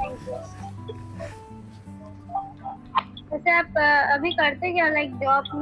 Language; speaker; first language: Hindi; non-native, local second language; Gujarati